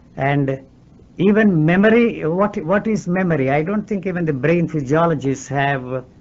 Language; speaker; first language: English; non-native, local second language; Telugu